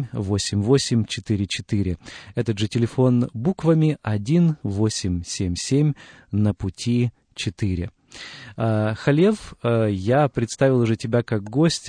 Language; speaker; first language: Russian; native; Russian